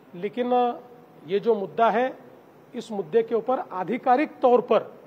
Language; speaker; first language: Hindi; non-native, local second language; Marathi